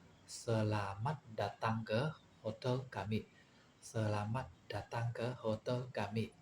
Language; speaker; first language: Indonesian; non-native, fluent; Burmese